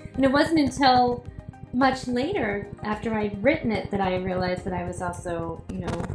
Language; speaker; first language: English; native; English